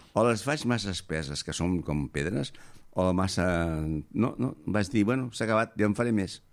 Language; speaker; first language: Catalan; native; Catalan